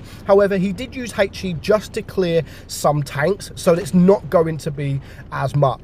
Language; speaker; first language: English; native; English